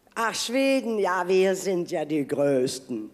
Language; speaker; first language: German; non-native, fluent; Swedish